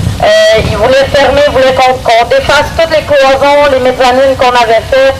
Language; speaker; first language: French; native; French